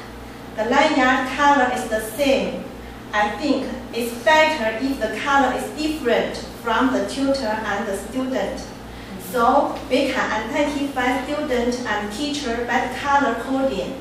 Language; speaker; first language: English; non-native, learner; Chinese